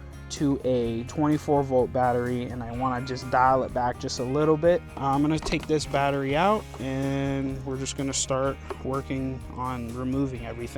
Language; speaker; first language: English; native; English